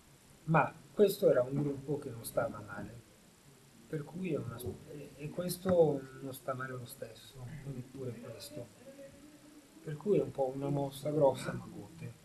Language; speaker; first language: Italian; native; Italian